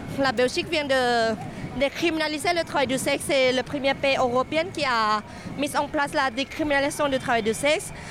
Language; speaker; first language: French; non-native, fluent; Thai